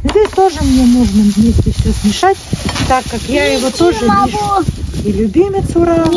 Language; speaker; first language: Russian; native; Russian